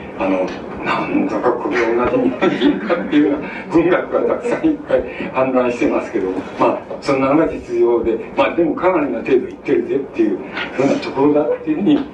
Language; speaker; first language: Japanese; native; Japanese